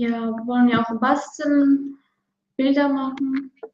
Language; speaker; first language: German; non-native, learner; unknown